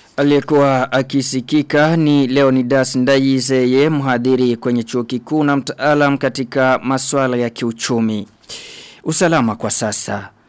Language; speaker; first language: Swahili; non-native, local second language; Rundi